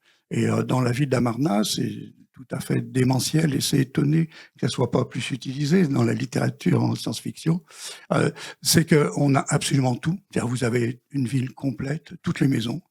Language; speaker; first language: French; native; French